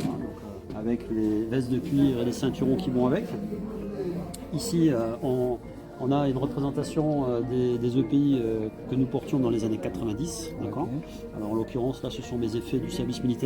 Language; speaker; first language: French; native; French